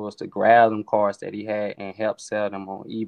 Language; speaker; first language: English; native; English